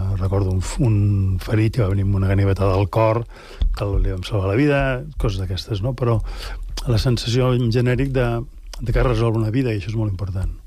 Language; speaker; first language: Catalan; native; Catalan